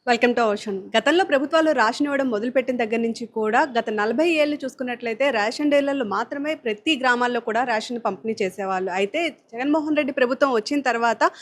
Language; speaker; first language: Telugu; native; Telugu